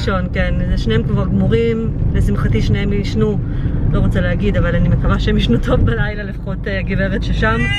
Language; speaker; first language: Hebrew; native; Hebrew